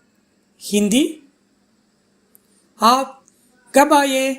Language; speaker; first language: Hindi; non-native, fluent; Tamil